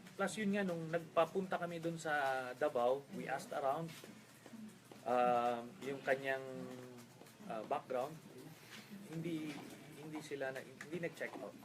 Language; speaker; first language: Filipino; native; Filipino